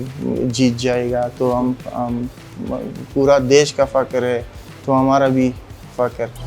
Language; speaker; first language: Hindi; non-native, learner; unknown